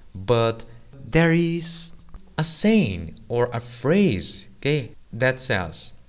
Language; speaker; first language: English; non-native, fluent; Portuguese